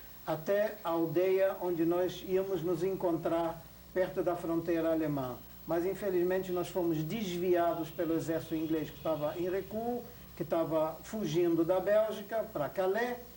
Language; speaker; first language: Portuguese; non-native, fluent; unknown